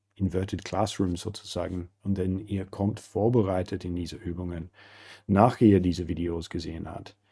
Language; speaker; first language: German; non-native, fluent; English